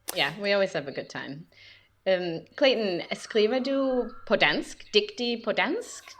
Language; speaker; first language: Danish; non-native, learner; English